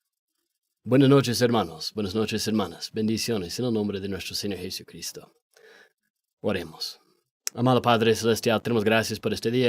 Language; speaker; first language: Spanish; non-native, fluent; English